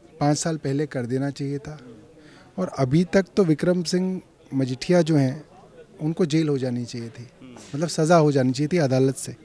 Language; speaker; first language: Hindi; native; Hindi